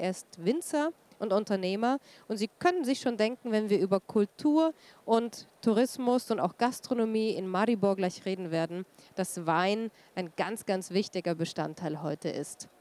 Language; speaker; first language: German; native; German